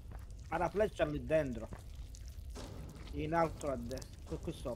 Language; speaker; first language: Italian; native; Italian